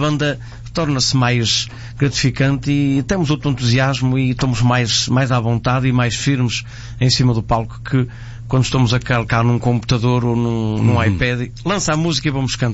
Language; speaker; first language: Portuguese; native; Portuguese